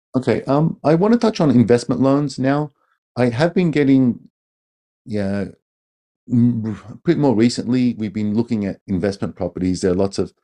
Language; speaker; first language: English; native; English